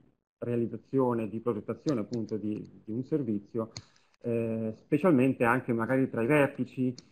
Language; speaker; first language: Italian; native; Italian